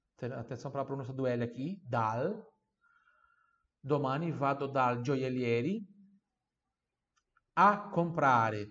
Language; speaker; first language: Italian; non-native, fluent; Portuguese